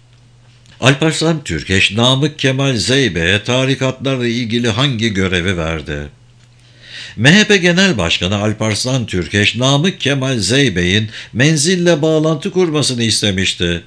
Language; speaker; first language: Turkish; native; Turkish